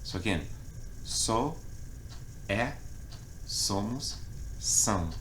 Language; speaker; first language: Portuguese; non-native, fluent; English